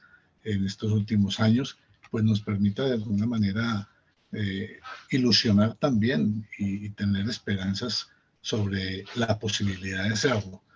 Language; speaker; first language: Spanish; native; Spanish